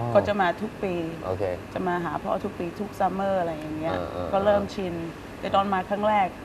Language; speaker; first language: Thai; non-native, fluent; English